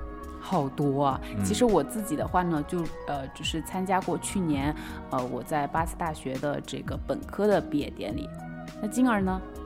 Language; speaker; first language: Chinese; native; Chinese